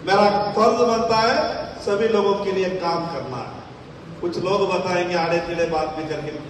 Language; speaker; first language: Hindi; non-native, local second language; Telugu